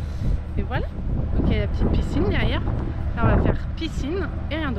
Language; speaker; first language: French; native; French